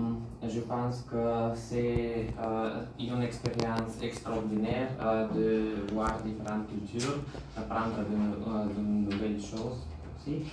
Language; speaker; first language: French; non-native, learner; Bulgarian